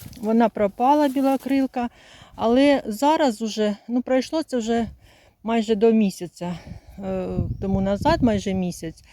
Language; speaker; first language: Ukrainian; native; Ukrainian